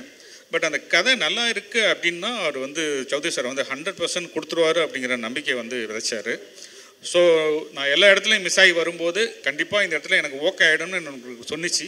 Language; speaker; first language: Tamil; native; Tamil